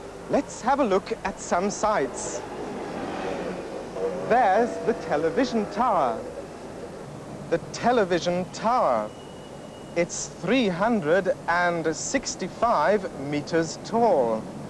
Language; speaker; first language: English; non-native, fluent; German